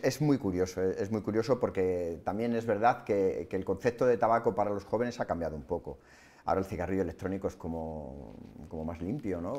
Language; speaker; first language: Spanish; native; Spanish